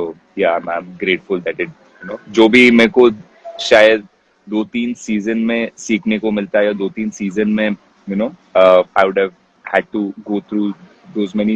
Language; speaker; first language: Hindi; non-native, local second language; Kannada